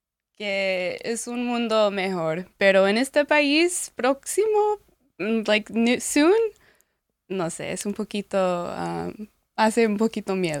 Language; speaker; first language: Spanish; non-native, learner; English